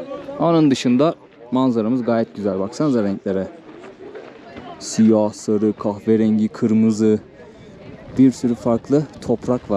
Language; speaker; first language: Turkish; native; Turkish